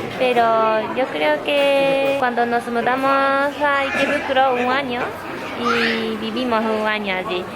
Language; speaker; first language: Spanish; non-native, learner; Japanese